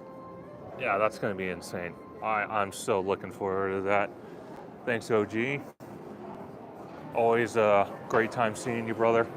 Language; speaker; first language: English; native; English